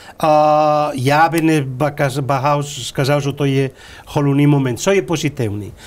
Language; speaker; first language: Ukrainian; non-native, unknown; Spanish